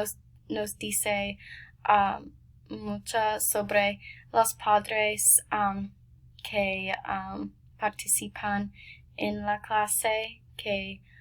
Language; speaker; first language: Spanish; non-native, learner; English